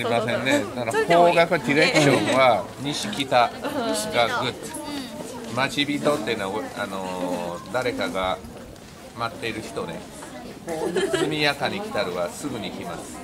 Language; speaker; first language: Japanese; native; Japanese